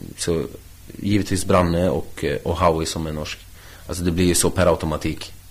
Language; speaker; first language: Swedish; native; Swedish